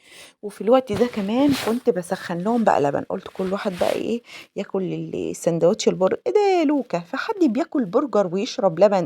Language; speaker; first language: Arabic; native; Arabic